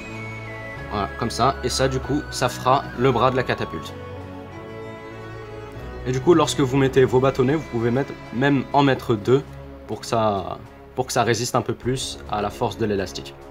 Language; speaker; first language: French; native; French